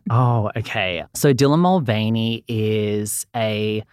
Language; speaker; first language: English; native; English